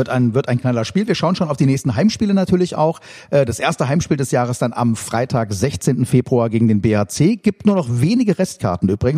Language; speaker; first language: German; native; German